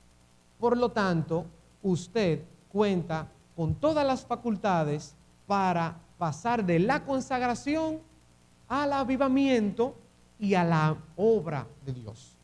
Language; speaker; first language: Spanish; native; Spanish